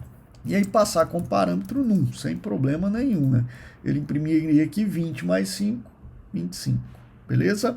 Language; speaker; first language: Portuguese; native; Portuguese